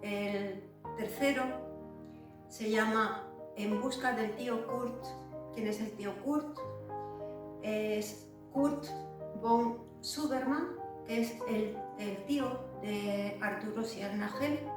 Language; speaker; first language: Spanish; native; Spanish